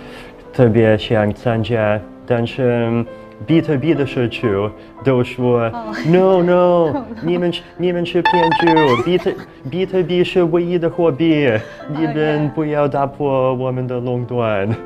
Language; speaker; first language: Chinese; non-native, fluent; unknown